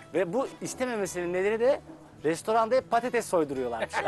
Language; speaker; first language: Turkish; native; Turkish